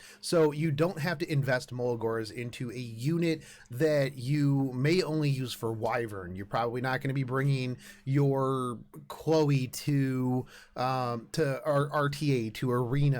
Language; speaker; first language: English; native; English